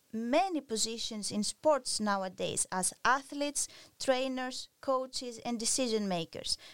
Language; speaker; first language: English; non-native, fluent; Greek